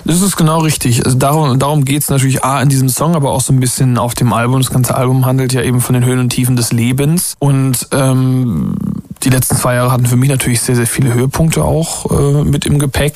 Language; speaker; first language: German; native; German